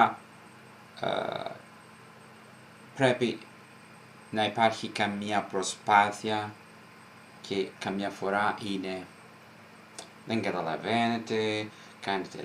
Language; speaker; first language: Greek; non-native, fluent; Italian